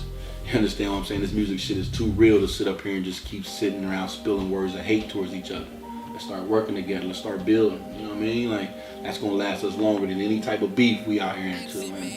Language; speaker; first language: English; native; English